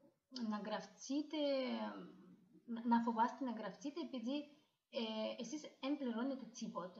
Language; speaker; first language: Greek; non-native, learner; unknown